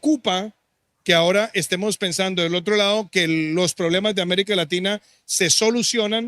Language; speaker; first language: Spanish; native; Spanish